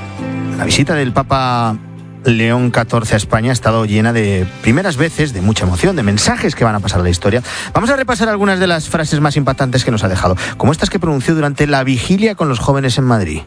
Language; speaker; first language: Spanish; native; Spanish